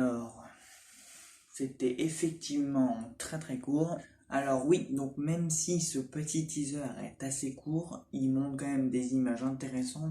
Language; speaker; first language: French; native; French